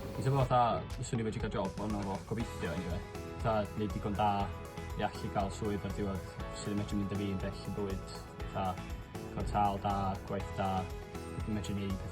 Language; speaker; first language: Welsh; native; Welsh